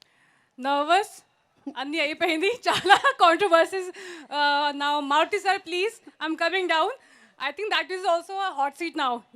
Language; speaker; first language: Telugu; non-native, learner; Hindi